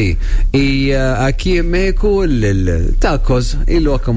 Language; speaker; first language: Spanish; non-native, learner; Arabic